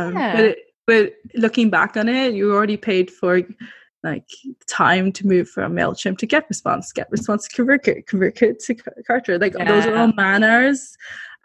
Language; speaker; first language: English; native; English